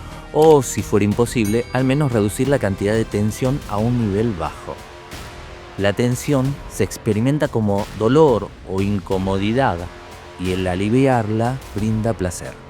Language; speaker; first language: Spanish; native; Spanish